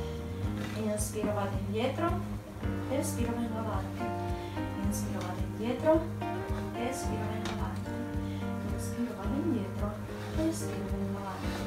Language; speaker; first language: Italian; native; Italian